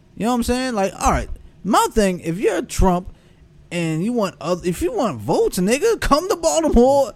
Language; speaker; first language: English; native; English